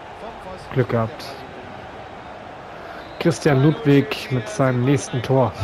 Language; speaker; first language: German; native; German